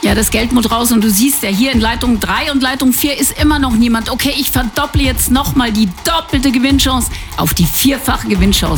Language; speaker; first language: German; native; German